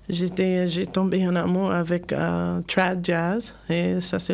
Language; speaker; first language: French; non-native, learner; English